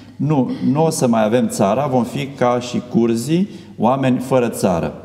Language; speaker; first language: Romanian; native; Romanian